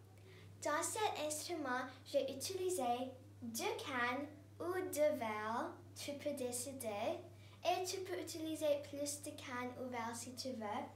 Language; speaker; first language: French; non-native, learner; English